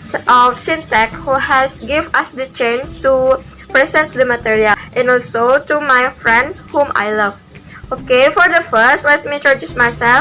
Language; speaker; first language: English; non-native, learner; Indonesian